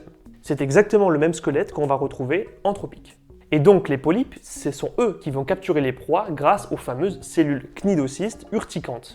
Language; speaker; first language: French; native; French